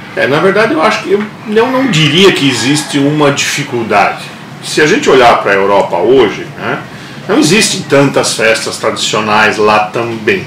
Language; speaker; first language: Portuguese; non-native, local second language; German